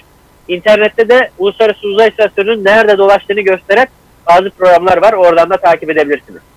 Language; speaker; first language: Turkish; native; Turkish